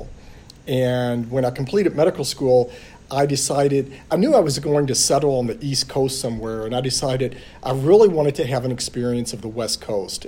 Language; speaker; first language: English; native; English